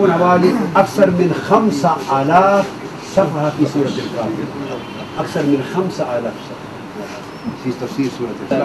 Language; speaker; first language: Arabic; non-native, learner; Urdu